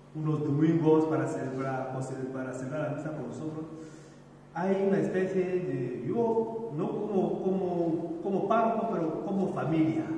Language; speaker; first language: Spanish; non-native, fluent; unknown